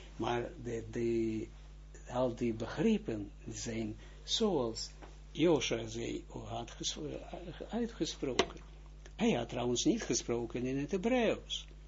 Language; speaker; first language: Dutch; non-native, fluent; Russian